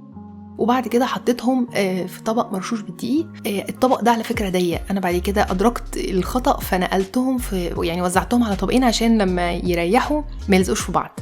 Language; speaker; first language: Arabic; native; Arabic